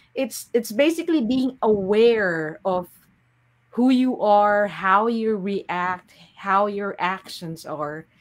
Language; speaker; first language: English; non-native, local second language; Filipino